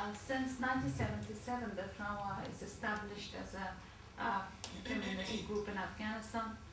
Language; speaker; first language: English; non-native, learner; Persian